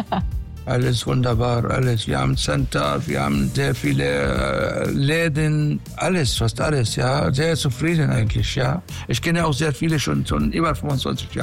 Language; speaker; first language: German; non-native, learner; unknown